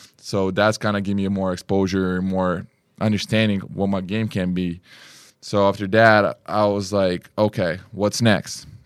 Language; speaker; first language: English; non-native, fluent; Lithuanian